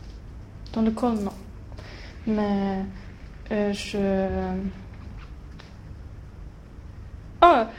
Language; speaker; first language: French; non-native, learner; Swedish